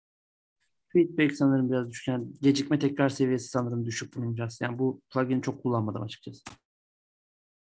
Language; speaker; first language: Turkish; native; Turkish